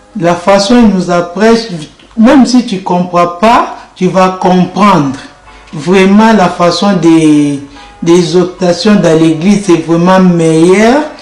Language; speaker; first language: French; non-native, local second language; Lingala